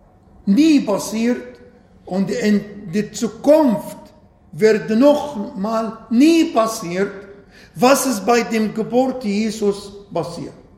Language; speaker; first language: German; non-native, fluent; Arabic